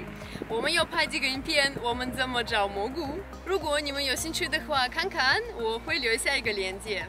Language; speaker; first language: Chinese; non-native, fluent; Russian